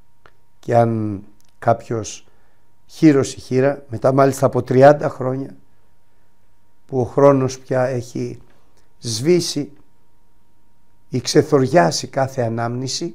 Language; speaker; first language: Greek; native; Greek